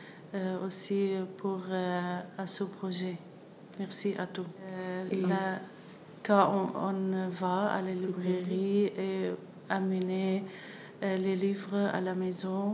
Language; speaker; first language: French; non-native, learner; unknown